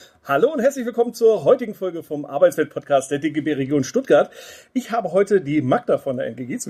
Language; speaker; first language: German; native; German